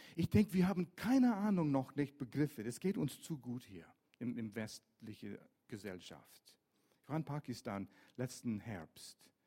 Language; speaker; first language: German; non-native, fluent; English